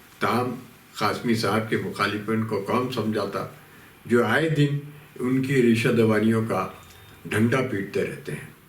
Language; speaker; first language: Urdu; native; Urdu